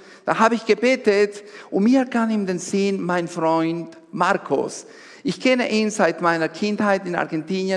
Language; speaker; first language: German; non-native, fluent; Spanish